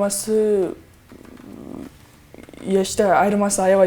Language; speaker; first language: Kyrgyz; non-native, local second language; Russian